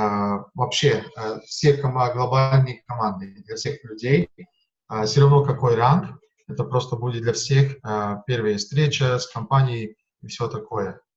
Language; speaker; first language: Russian; non-native, fluent; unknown